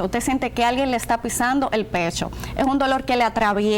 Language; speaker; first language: Spanish; native; Spanish